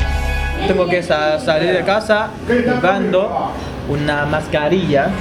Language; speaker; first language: Spanish; non-native, learner; Chinese